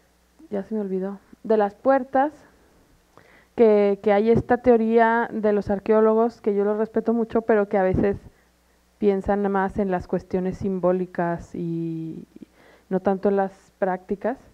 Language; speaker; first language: Spanish; native; Spanish